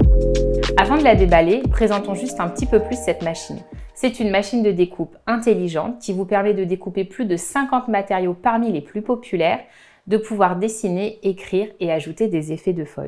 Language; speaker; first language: French; native; French